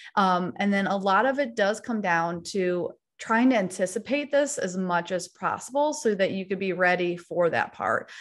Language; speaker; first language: English; native; English